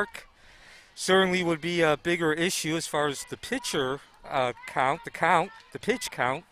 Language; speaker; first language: English; native; English